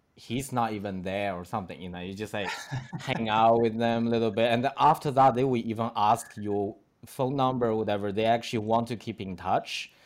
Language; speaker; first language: English; non-native, fluent; Chinese